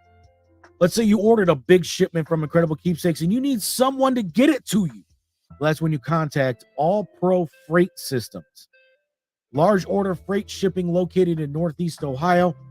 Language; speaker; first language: English; native; English